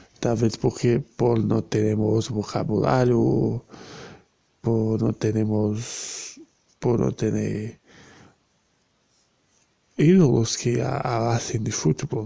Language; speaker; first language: Spanish; non-native, learner; Portuguese